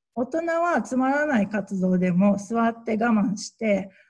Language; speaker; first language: Japanese; native; Japanese